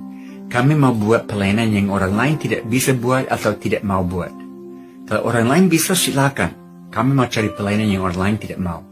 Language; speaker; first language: Indonesian; non-native, fluent; English